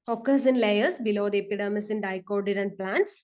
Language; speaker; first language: English; non-native, local second language; Malayalam